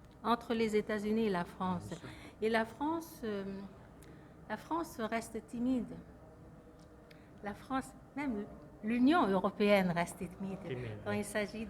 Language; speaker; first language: French; non-native, fluent; Lao